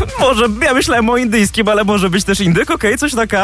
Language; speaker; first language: Polish; native; Polish